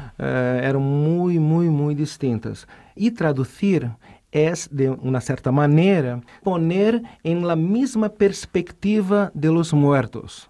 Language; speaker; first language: Spanish; non-native, fluent; Portuguese